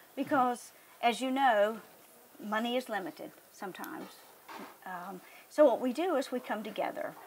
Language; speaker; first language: English; native; English